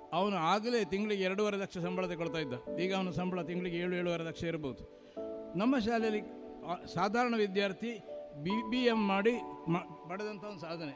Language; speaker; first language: Kannada; non-native, local second language; Marathi